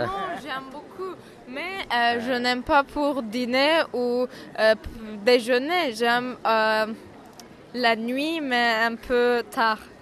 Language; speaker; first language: French; non-native, learner; Turkish